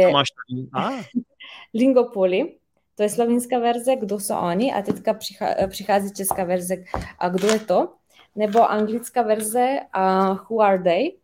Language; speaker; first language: Czech; non-native, fluent; Slovenian